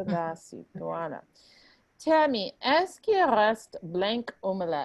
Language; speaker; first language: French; non-native, fluent; English